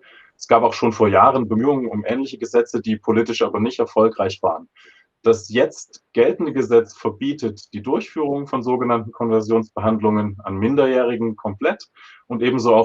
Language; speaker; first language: German; native; German